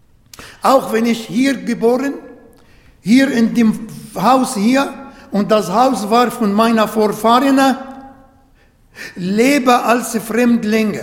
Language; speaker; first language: German; non-native, learner; Arabic